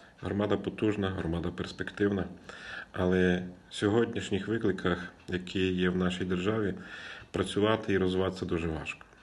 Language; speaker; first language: Ukrainian; native; Ukrainian